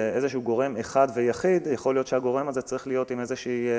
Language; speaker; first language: Hebrew; native; Hebrew